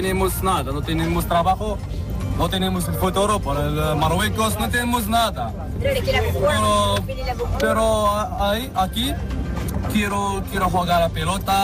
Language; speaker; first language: Spanish; non-native, learner; Arabic